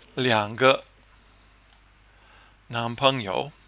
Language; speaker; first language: Chinese; non-native, fluent; English